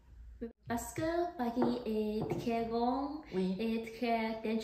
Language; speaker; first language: French; non-native, learner; Vietnamese